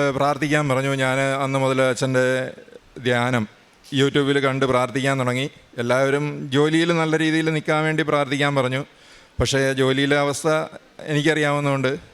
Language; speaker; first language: Malayalam; native; Malayalam